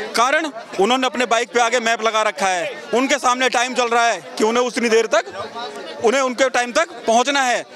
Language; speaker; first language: Hindi; native; Hindi